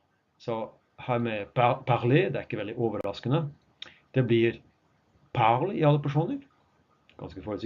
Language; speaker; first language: Norwegian; non-native, fluent; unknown